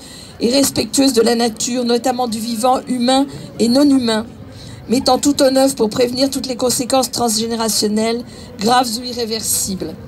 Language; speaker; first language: French; native; French